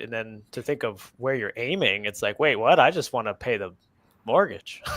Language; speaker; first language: English; native; English